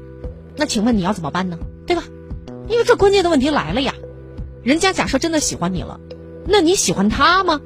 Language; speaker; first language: Chinese; native; Chinese